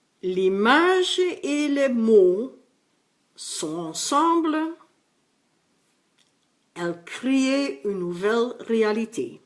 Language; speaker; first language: French; non-native, local second language; Dutch